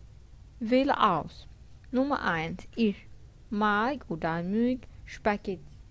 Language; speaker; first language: German; non-native, fluent; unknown